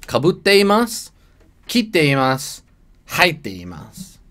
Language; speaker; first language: Japanese; non-native, learner; English